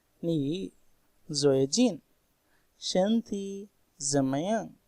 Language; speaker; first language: Chinese; non-native, learner; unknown